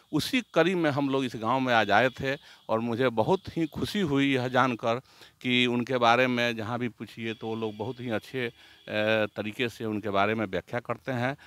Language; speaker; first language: Hindi; native; Hindi